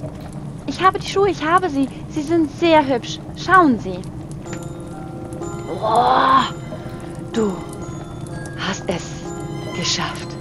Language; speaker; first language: German; native; German